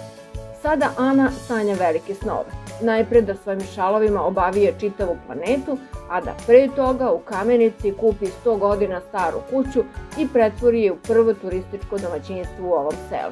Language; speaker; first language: Serbian; native; Serbian